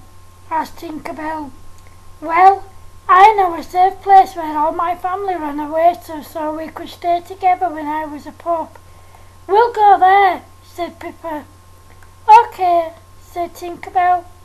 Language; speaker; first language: English; native; English